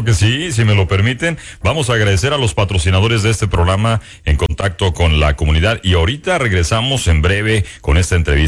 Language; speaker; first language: Spanish; native; Spanish